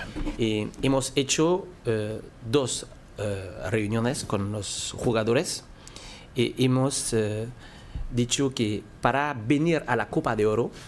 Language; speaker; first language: Spanish; non-native, learner; French